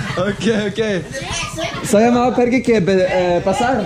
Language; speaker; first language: Indonesian; non-native, learner; English